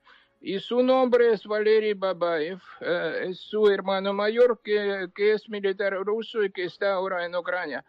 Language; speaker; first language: Spanish; non-native, fluent; Ukrainian